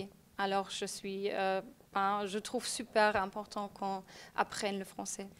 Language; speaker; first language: French; non-native, fluent; German